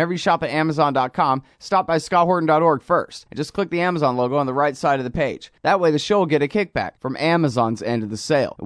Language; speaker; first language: English; native; English